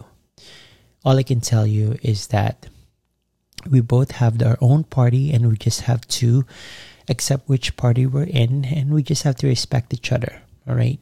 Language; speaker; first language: English; non-native, local second language; Filipino